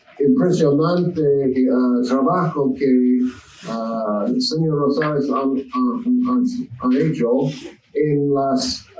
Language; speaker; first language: Spanish; non-native, learner; English